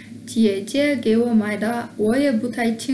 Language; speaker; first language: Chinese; non-native, fluent; Kyrgyz